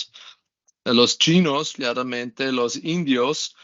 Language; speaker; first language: Spanish; non-native, learner; German